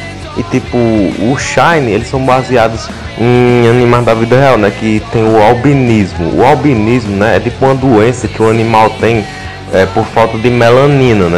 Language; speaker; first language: Portuguese; native; Portuguese